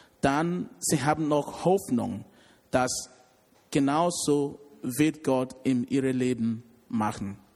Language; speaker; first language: German; non-native, learner; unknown